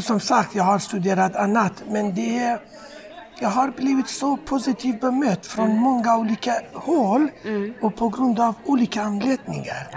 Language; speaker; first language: Swedish; non-native, fluent; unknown